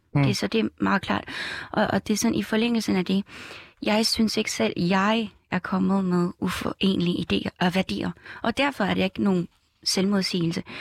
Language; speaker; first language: Danish; non-native, fluent; Vietnamese